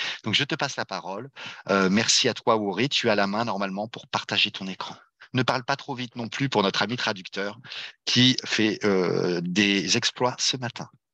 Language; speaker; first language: French; native; French